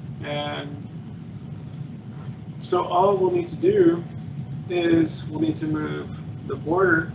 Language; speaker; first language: English; native; English